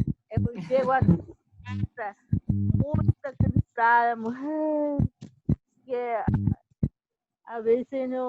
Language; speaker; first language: Portuguese; non-native, learner; Spanish